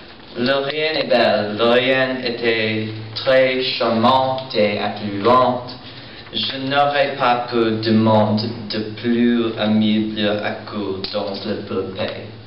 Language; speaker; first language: French; non-native, learner; English